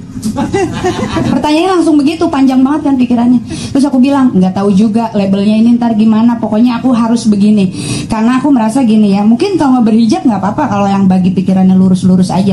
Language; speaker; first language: Indonesian; native; Indonesian